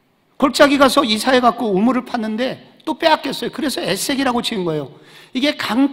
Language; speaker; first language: Korean; native; Korean